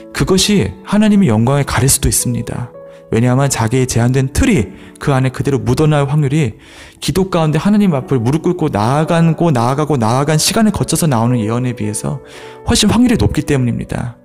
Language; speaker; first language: Korean; native; Korean